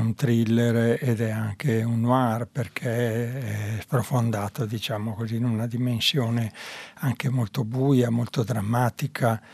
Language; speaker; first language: Italian; native; Italian